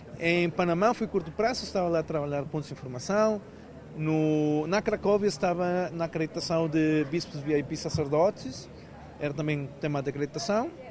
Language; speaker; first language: Portuguese; non-native, fluent; Spanish